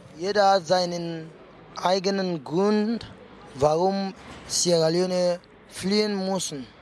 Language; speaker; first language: German; non-native, fluent; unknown